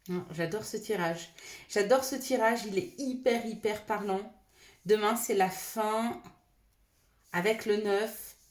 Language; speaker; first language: French; native; French